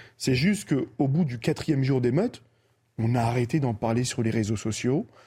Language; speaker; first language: French; early bilingual, other home language; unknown